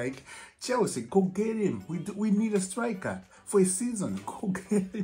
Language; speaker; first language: English; non-native, fluent; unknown